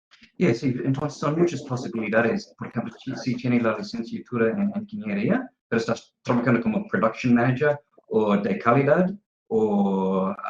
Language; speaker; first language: Spanish; non-native, fluent; English